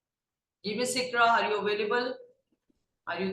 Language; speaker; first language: English; non-native, fluent; Urdu